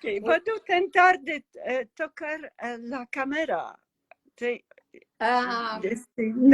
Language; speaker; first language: Portuguese; non-native, learner; English